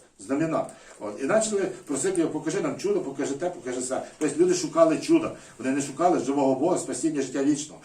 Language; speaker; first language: Ukrainian; non-native, local second language; Russian